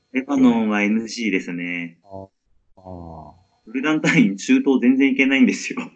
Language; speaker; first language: Japanese; native; Japanese